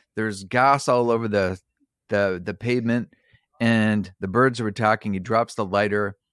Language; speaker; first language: English; native; English